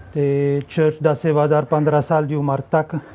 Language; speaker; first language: Punjabi; non-native, learner; French